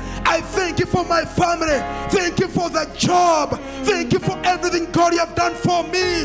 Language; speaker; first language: English; non-native, local second language; Swahili